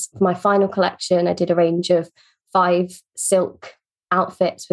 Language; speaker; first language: English; native; English